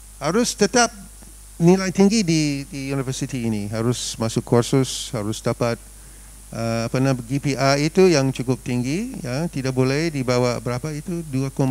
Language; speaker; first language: Indonesian; non-native, fluent; English